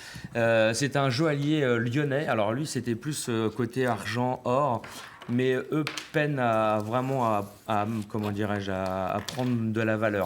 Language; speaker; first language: French; native; French